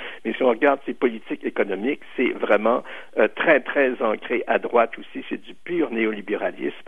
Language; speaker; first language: French; native; French